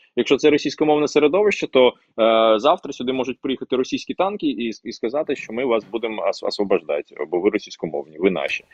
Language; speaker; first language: Ukrainian; non-native, local second language; Russian